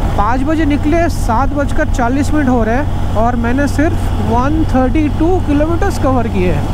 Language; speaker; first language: Hindi; native; Hindi